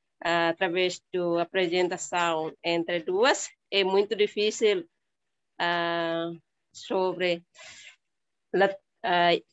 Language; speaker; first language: Portuguese; non-native, learner; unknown